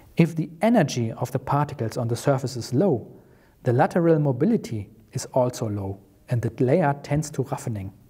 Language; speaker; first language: English; non-native, fluent; German